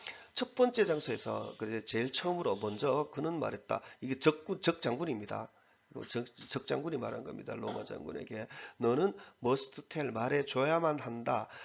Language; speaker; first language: Korean; native; Korean